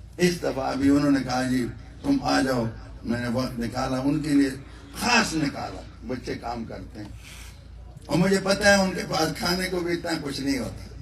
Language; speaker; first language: Urdu; non-native, local second language; Northern Hindko